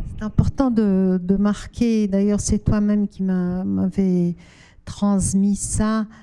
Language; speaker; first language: French; non-native, fluent; Portuguese